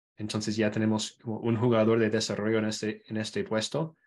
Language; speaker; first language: Spanish; non-native, fluent; English